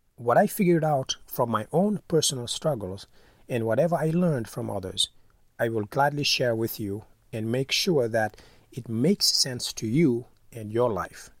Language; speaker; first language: English; non-native, fluent; Wolof